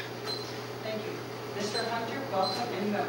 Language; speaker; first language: English; native; English